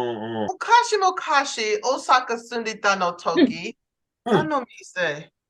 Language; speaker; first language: Japanese; non-native, learner; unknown